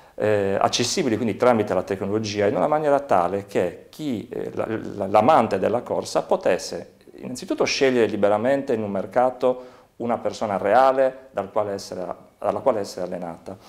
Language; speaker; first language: Italian; native; Italian